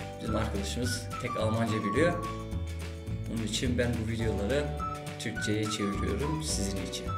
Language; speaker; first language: Turkish; early bilingual, heritage; Turkish